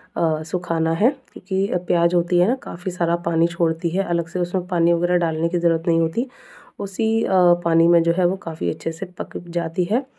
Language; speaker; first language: Hindi; native; Hindi